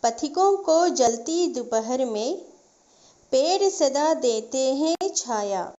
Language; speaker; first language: Hindi; non-native, local second language; Telugu